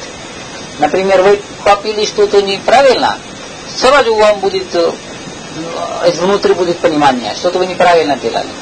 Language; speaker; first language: Russian; non-native, learner; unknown